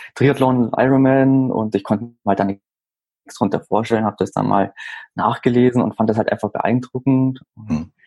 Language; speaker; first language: German; native; German